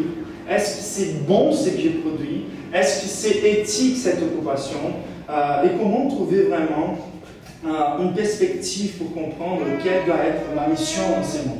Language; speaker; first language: French; non-native, fluent; Portuguese